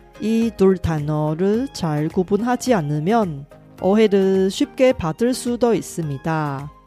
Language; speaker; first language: Korean; non-native, fluent; Chinese